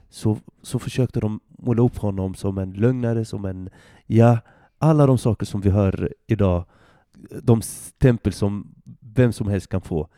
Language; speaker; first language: Swedish; early bilingual, other home language; Arabic